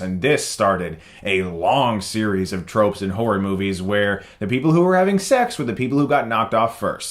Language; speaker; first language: English; native; English